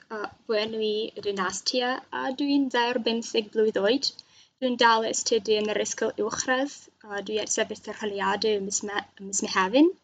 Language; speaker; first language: Welsh; non-native, fluent; Russian